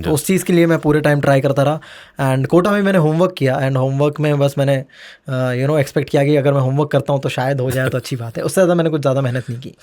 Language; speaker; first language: Hindi; native; Hindi